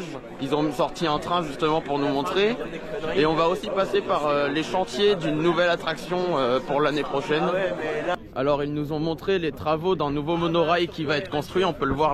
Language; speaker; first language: French; native; French